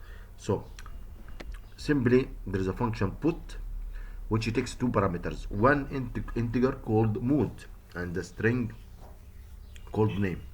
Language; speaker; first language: English; non-native, fluent; Arabic